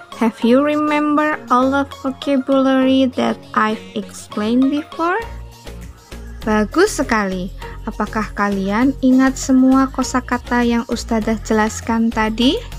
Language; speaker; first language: English; non-native, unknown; Indonesian